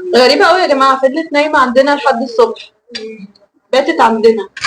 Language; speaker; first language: Arabic; native; Arabic